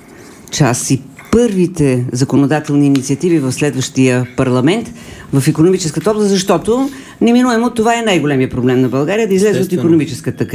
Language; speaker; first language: Bulgarian; native; Bulgarian